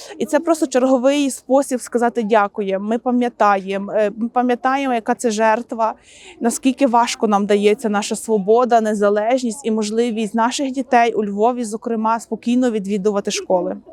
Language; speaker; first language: Ukrainian; native; Ukrainian